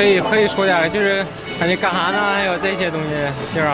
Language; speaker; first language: Chinese; non-native, fluent; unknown